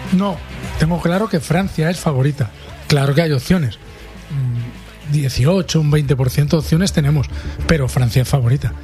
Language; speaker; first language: Spanish; native; Spanish